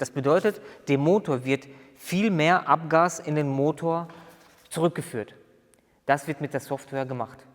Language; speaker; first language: German; native; German